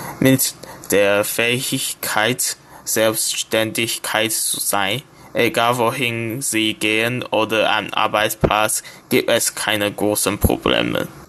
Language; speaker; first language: German; non-native, learner; Chinese